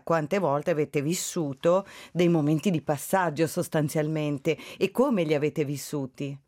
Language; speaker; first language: Italian; native; Italian